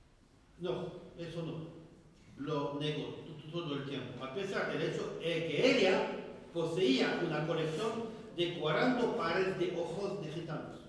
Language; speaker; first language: Spanish; non-native, fluent; French